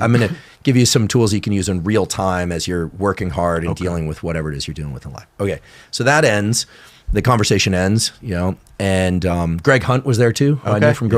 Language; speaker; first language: English; native; English